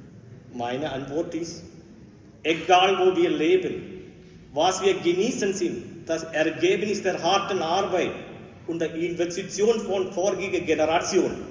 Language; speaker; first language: German; non-native, fluent; Malayalam